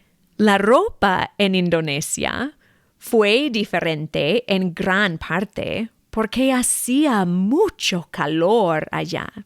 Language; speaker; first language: Spanish; non-native, fluent; English